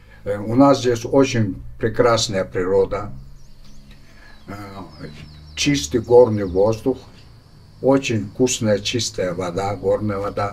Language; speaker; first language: Russian; non-native, local second language; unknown